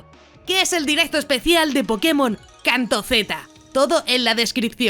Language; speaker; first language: Spanish; native; Spanish